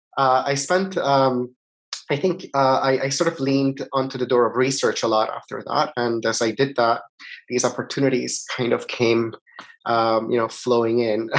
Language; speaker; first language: English; non-native, fluent; Italian